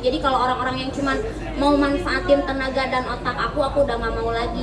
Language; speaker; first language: Indonesian; native; Indonesian